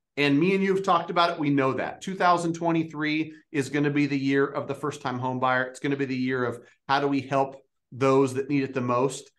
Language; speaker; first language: English; native; English